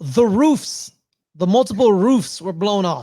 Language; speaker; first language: English; native; English